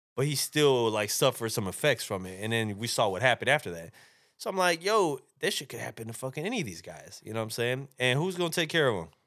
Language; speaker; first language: English; native; English